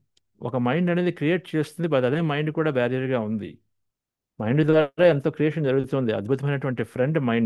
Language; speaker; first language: Telugu; native; Telugu